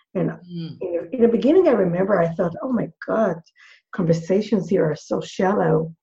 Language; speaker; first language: English; non-native, fluent; Hebrew